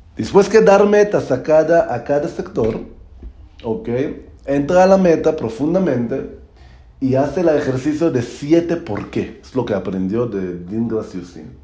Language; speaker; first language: Spanish; non-native, learner; Hebrew